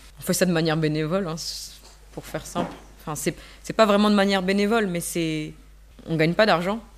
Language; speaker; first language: French; native; French